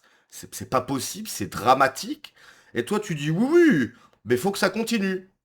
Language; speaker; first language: French; native; French